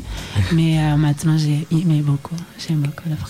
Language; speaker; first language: French; non-native, learner; Oromo